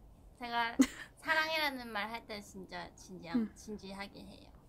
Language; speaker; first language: Korean; non-native, fluent; Thai